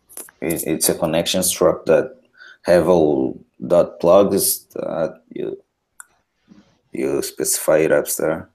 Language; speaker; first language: English; non-native, fluent; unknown